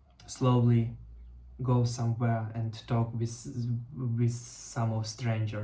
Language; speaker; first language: English; non-native, learner; Russian